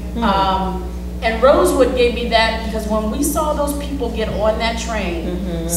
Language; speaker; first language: English; native; English